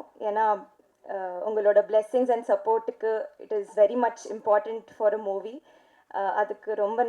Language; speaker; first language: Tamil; non-native, learner; Telugu